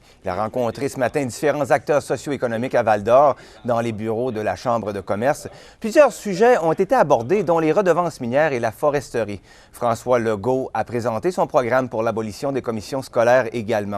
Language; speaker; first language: French; native; French